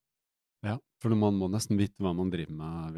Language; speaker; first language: Norwegian; native; Norwegian